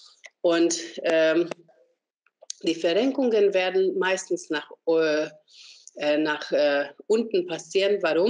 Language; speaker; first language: German; non-native, fluent; Hungarian